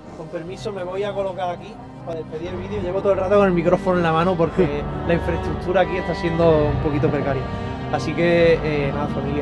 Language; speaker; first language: Spanish; native; Spanish